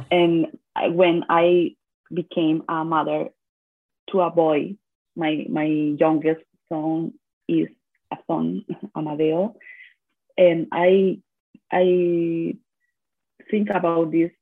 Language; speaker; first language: English; non-native, learner; Spanish